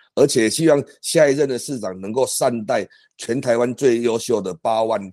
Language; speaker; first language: Chinese; native; Chinese